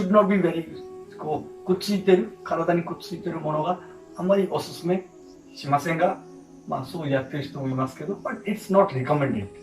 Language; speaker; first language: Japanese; non-native, fluent; Hindi